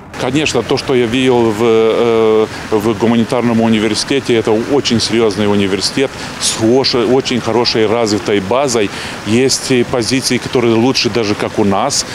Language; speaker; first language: Russian; non-native, local second language; Romanian